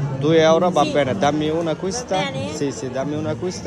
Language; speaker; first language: Italian; non-native, learner; Bangla